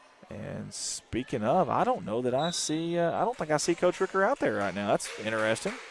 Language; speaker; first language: English; native; English